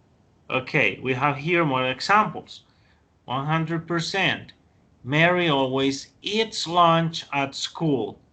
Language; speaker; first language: English; non-native, fluent; Spanish